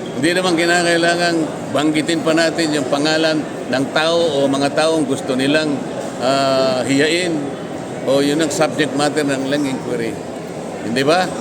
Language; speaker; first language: Filipino; native; Filipino